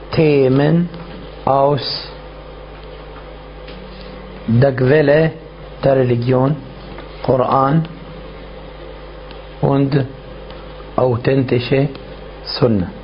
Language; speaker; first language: German; non-native, fluent; Arabic